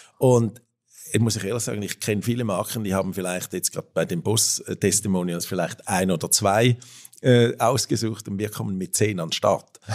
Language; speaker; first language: German; native; German